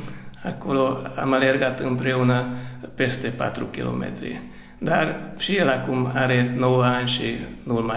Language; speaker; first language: Romanian; non-native, local second language; Hungarian